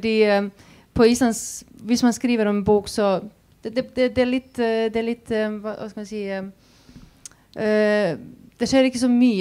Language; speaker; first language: Swedish; non-native, fluent; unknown